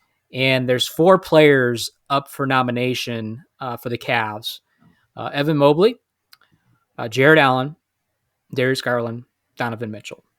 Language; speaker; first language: English; native; English